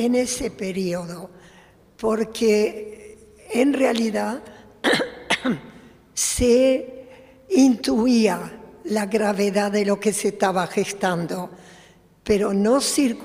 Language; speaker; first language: Spanish; early bilingual, other home language; Polish